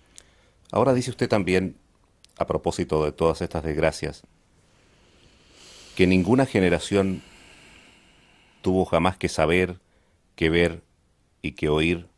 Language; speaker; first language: Spanish; native; Spanish